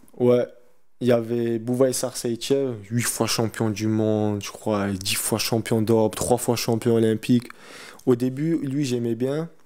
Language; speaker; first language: French; early bilingual, other home language; Chechen